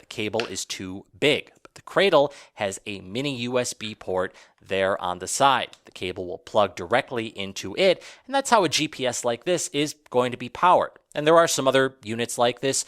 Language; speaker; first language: English; native; English